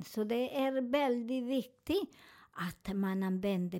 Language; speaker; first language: Swedish; non-native, learner; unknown